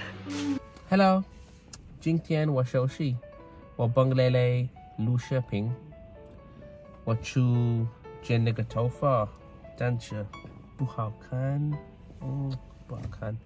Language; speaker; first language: Chinese; non-native, learner; English